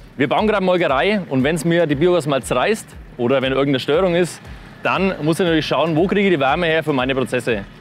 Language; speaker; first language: German; native; German